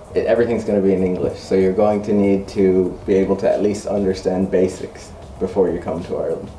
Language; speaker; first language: English; native; English